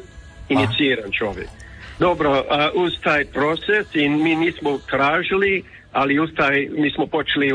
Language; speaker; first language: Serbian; early bilingual, heritage; English